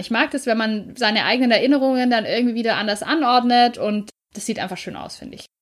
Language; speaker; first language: German; native; German